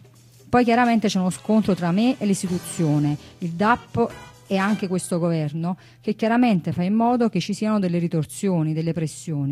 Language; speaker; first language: Italian; native; Italian